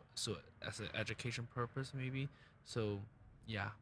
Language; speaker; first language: English; non-native, local second language; Cantonese